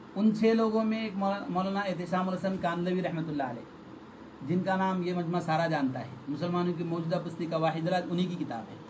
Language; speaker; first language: Urdu; native; Urdu